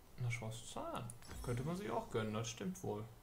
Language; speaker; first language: German; native; German